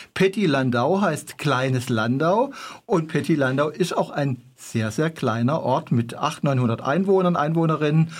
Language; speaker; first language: German; native; German